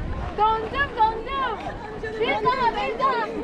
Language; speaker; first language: Turkish; non-native, learner; Spanish